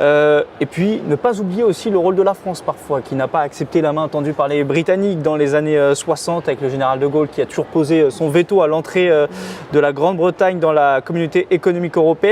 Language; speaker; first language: French; native; French